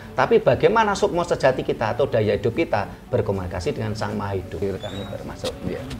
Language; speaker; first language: Indonesian; non-native, local second language; Javanese